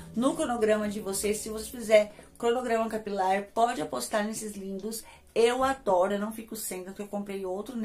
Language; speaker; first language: Portuguese; native; Portuguese